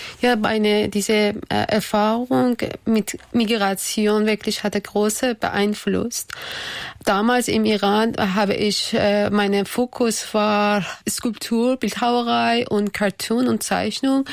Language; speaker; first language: German; non-native, learner; Persian